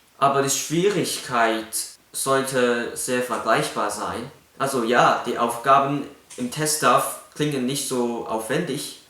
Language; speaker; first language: German; non-native, fluent; Cantonese